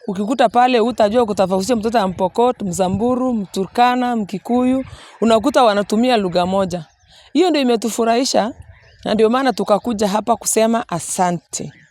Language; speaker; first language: Swahili; non-native, local second language; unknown